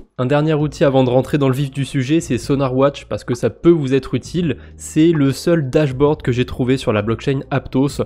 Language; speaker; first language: French; native; French